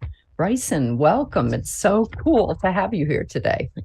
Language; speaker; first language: English; native; English